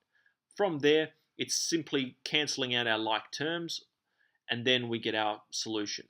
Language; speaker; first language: English; native; English